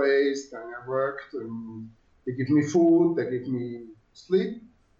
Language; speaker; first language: English; non-native, fluent; Swiss German